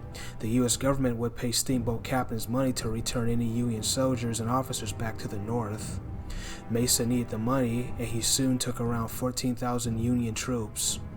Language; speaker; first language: English; native; English